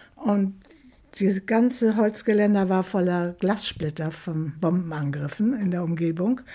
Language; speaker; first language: German; native; German